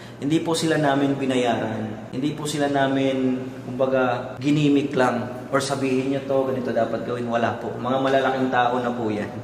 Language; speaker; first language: Filipino; non-native, local second language; Cebuano